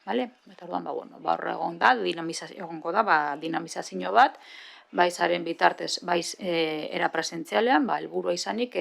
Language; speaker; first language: Basque; native; Basque